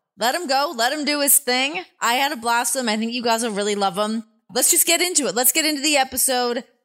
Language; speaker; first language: English; native; English